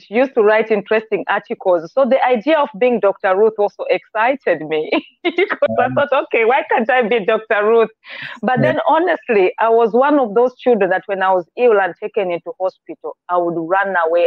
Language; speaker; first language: English; non-native, local second language; Nyanja